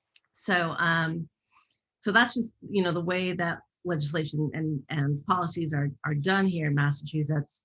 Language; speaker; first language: English; native; English